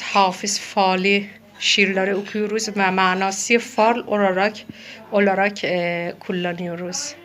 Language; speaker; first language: Turkish; non-native, learner; Persian